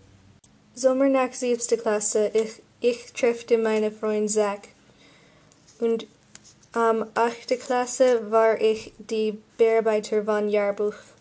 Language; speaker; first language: German; non-native, learner; English